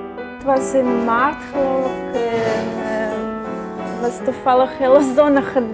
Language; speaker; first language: Dutch; non-native, fluent; Russian